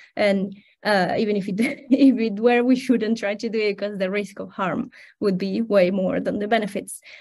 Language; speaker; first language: English; non-native, fluent; Spanish